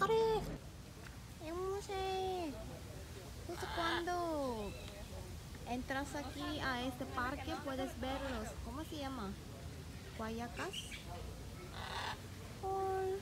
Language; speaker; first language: Spanish; non-native, fluent; Korean